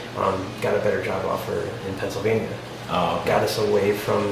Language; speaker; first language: English; native; English